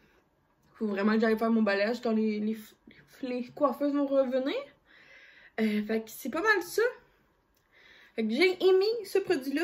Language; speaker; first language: French; native; French